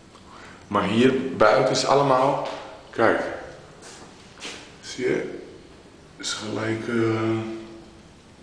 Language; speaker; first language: Dutch; non-native, fluent; Portuguese